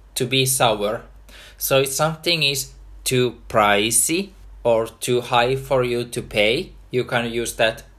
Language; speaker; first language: English; non-native, fluent; Finnish